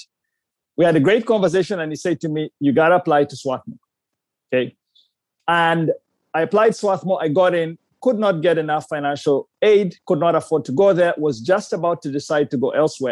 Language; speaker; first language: English; non-native, local second language; Ganda